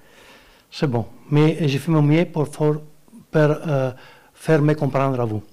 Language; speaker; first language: French; non-native, learner; Italian